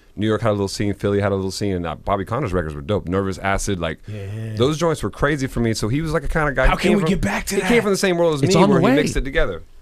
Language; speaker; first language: English; native; English